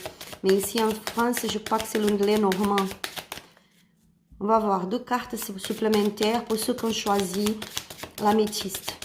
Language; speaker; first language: French; non-native, learner; Spanish